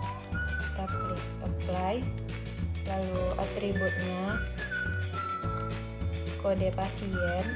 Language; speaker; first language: Indonesian; native; Indonesian